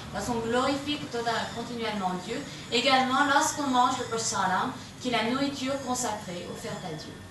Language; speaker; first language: French; native; French